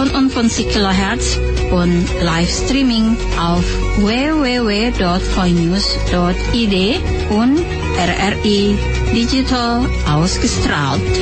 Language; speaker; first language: German; non-native, fluent; Indonesian